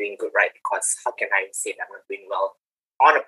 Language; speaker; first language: English; non-native, local second language; Malay